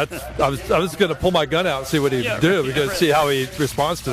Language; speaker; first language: English; native; English